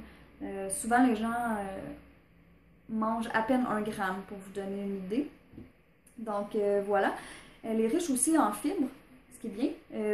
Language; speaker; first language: French; native; French